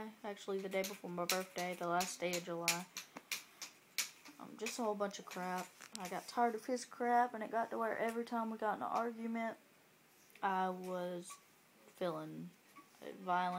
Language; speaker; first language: English; native; English